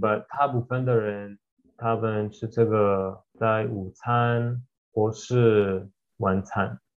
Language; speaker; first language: Chinese; non-native, learner; Russian